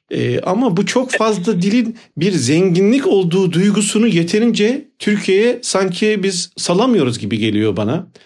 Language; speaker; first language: Turkish; native; Turkish